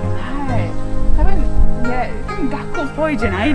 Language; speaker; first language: Japanese; non-native, learner; English